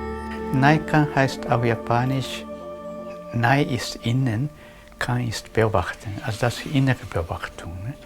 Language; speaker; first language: German; non-native, learner; Japanese